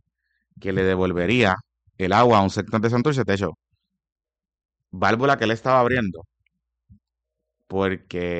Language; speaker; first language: Spanish; native; Spanish